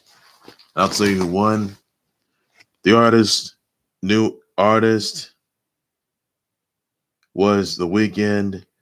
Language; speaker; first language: English; native; English